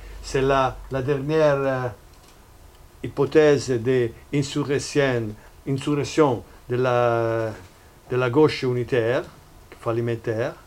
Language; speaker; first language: French; non-native, fluent; Italian